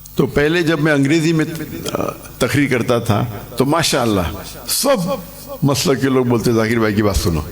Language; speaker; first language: Urdu; non-native, local second language; English